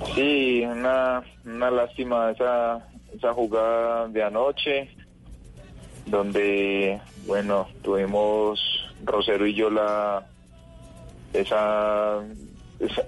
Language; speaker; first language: Spanish; native; Spanish